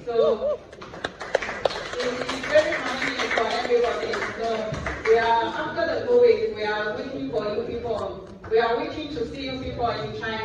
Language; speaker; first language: English; non-native, learner; Chinese